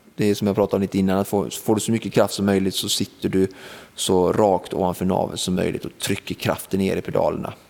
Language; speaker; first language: Swedish; native; Swedish